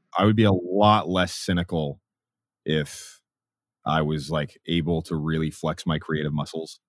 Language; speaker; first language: English; native; English